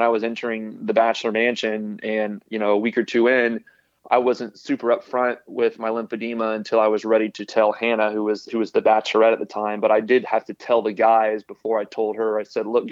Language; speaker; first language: English; native; English